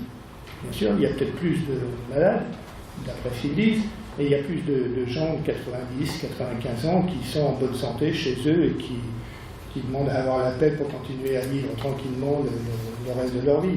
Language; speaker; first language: French; native; French